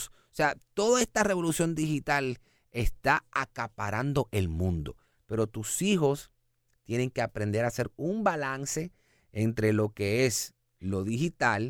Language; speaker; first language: Spanish; native; Spanish